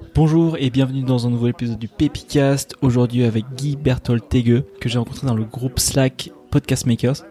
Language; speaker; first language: French; native; French